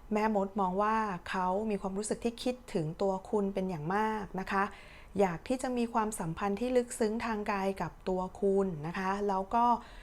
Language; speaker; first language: Thai; native; Thai